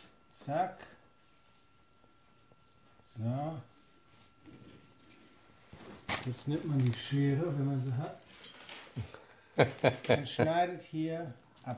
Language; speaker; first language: German; native; German